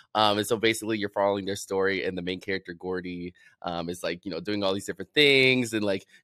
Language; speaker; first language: English; native; English